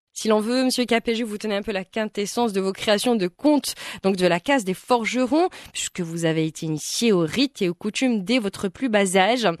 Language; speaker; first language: French; non-native, local second language; Arabic